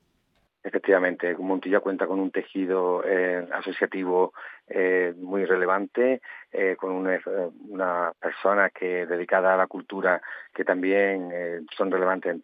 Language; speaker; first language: Spanish; native; Spanish